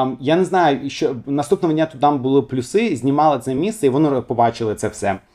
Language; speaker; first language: Ukrainian; non-native, fluent; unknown